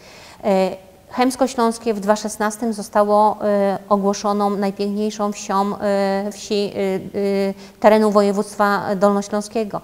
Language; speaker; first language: Polish; native; Polish